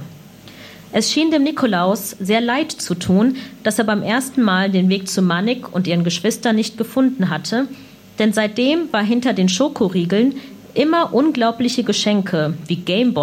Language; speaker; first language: German; early bilingual, other home language; Punjabi